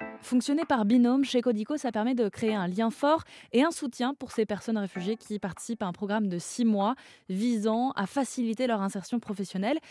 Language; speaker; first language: French; native; French